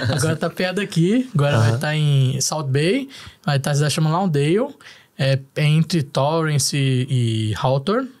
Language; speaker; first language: Portuguese; native; Portuguese